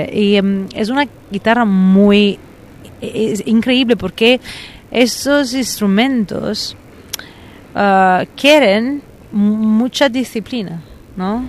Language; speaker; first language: Spanish; non-native, fluent; Italian